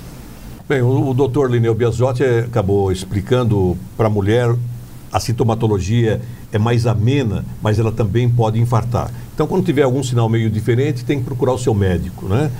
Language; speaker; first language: Portuguese; native; Portuguese